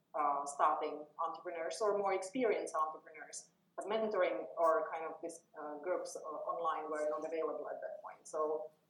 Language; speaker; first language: English; non-native, fluent; Czech